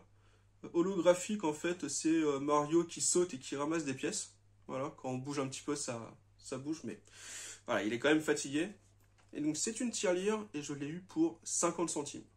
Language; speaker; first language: French; native; French